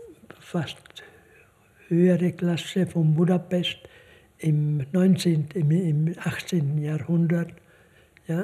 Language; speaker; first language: German; non-native, fluent; Hungarian